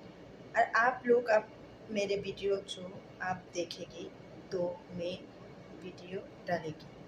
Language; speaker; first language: Hindi; non-native, learner; Bangla